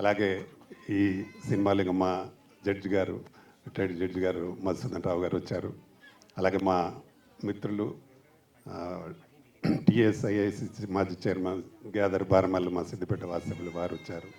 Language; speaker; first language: Telugu; native; Telugu